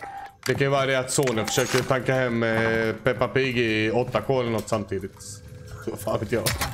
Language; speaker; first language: Swedish; native; Swedish